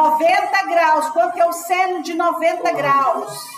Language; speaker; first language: Portuguese; native; Portuguese